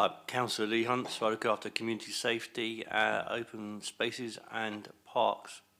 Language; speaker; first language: English; native; English